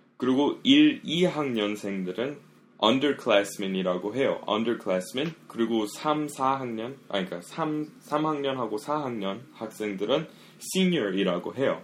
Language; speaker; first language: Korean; non-native, fluent; English